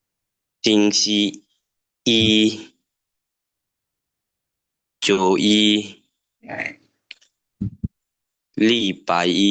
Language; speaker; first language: Chinese; non-native, learner; Lao